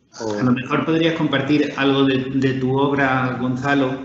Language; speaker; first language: Spanish; native; Spanish